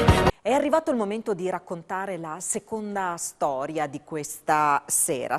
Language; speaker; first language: Italian; native; Italian